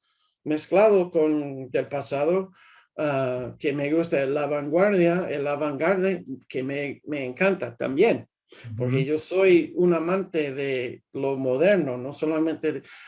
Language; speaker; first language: Spanish; early bilingual, heritage; English